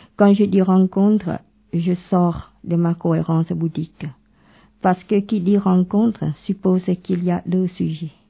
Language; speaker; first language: French; non-native, fluent; Khmer